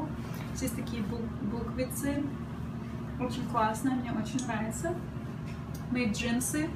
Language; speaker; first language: Russian; early bilingual, heritage; Russian